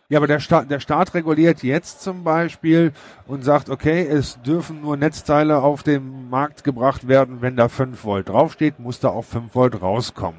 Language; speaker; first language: German; native; German